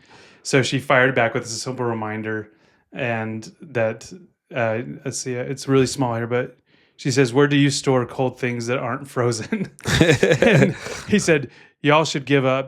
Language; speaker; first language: English; native; English